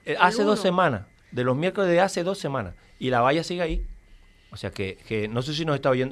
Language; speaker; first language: Spanish; native; Spanish